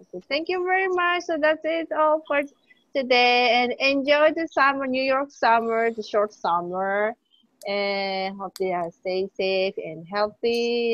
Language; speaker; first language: English; non-native, fluent; Japanese